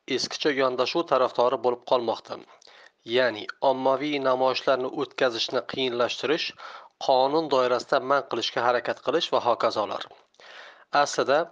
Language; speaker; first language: Uzbek; native; Uzbek